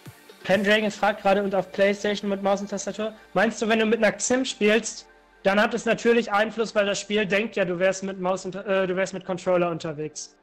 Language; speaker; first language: German; native; German